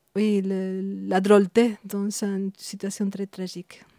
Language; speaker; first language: French; non-native, fluent; Spanish